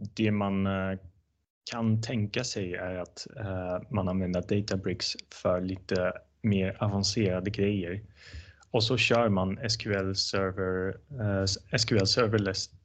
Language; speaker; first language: Swedish; non-native, fluent; Dutch